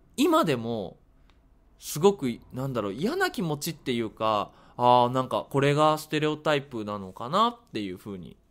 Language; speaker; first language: Japanese; native; Japanese